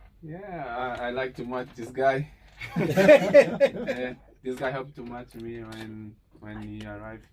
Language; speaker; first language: English; non-native, learner; Portuguese